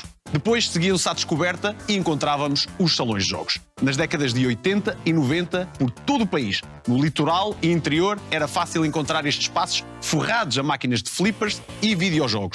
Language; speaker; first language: Portuguese; native; Portuguese